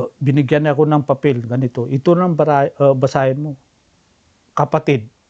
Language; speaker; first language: Filipino; non-native, local second language; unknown